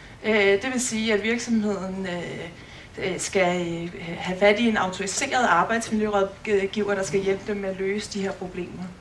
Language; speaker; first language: Danish; native; Danish